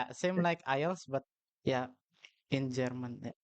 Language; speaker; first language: English; non-native, learner; Indonesian